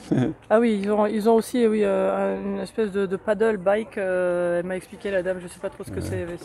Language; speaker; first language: French; native; French